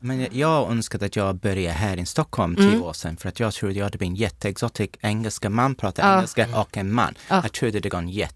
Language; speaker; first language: Swedish; non-native, learner; English